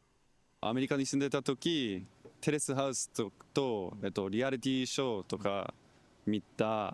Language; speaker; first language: Japanese; non-native, learner; English